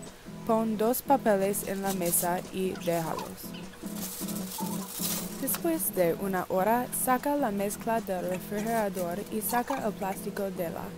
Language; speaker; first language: Spanish; non-native, learner; English